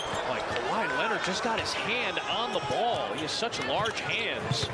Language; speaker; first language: English; native; English